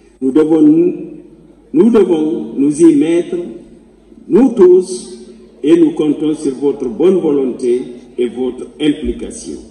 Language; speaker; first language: French; non-native, local second language; Fula